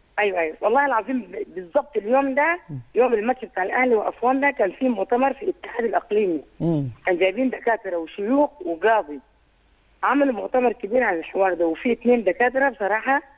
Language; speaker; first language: Egyptian Arabic; non-native, local second language; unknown